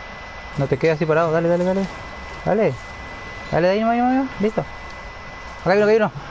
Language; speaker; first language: Spanish; native; Spanish